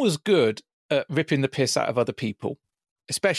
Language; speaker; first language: English; native; English